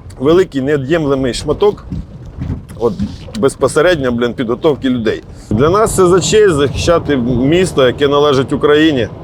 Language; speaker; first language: Ukrainian; non-native, local second language; Russian